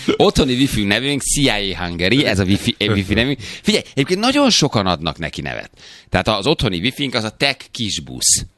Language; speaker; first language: Hungarian; native; Hungarian